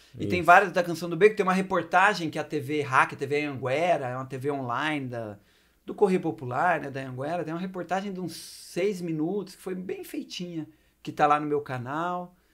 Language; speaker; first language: Portuguese; native; Portuguese